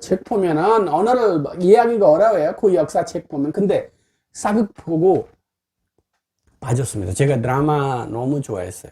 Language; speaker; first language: Korean; non-native, fluent; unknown